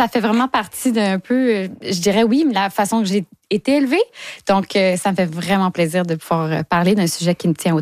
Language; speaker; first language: French; native; French